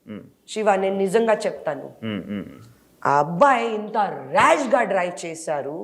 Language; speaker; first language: Telugu; non-native, learner; Hindi